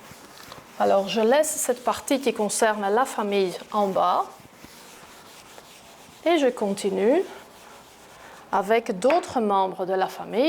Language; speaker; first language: French; non-native, fluent; Greek